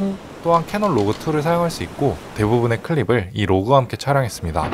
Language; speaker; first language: Korean; native; Korean